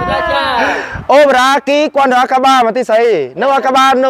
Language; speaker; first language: Portuguese; non-native, learner; Vietnamese